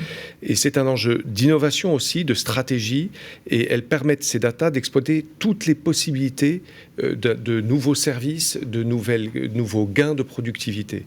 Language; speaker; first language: French; native; French